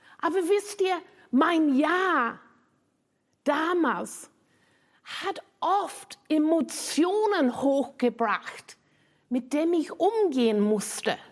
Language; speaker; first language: German; non-native, fluent; English